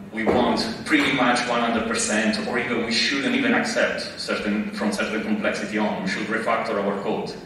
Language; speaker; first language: English; non-native, fluent; Italian